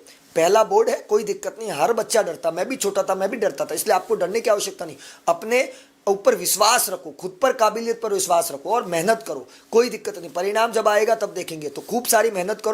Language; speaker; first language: Hindi; native; Hindi